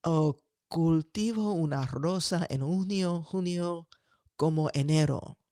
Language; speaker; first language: Spanish; early bilingual, heritage; Spanish